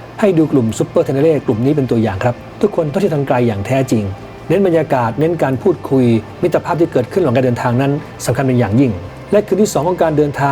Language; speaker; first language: Thai; native; Thai